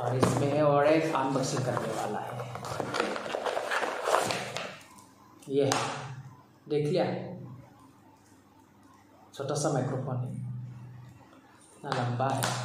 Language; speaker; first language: Hindi; non-native, local second language; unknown